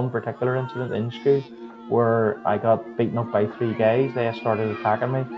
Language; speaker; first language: English; native; English